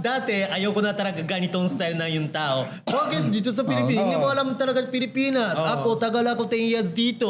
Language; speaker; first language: Filipino; non-native, learner; Japanese